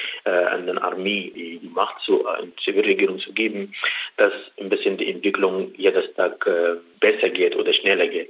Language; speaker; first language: German; non-native, learner; Arabic